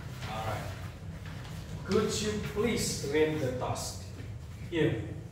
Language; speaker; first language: English; non-native, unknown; Indonesian